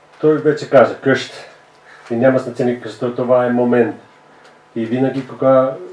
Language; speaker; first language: Bulgarian; non-native, fluent; Finnish